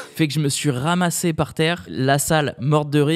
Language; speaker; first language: French; native; French